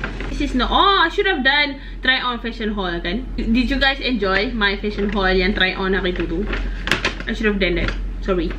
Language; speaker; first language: English; non-native, local second language; Malay